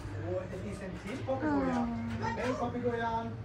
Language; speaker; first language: Swedish; early bilingual, other home language; Persian